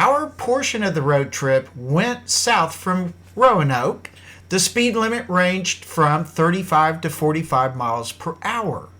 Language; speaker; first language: English; native; English